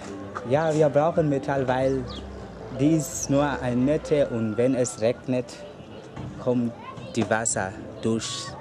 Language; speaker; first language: German; non-native, learner; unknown